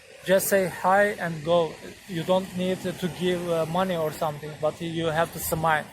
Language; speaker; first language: English; non-native, learner; Turkish